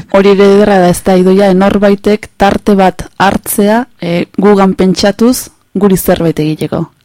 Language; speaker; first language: Basque; native; Basque